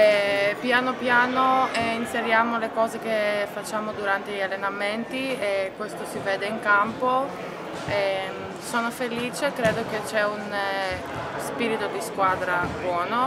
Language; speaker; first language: Italian; non-native, fluent; Greek